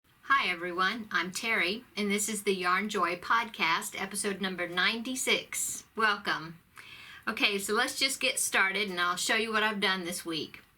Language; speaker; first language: English; native; English